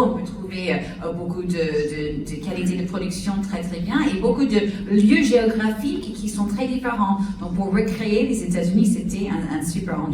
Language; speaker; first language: French; native; French